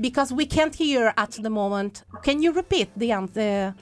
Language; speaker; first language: English; non-native, learner; Italian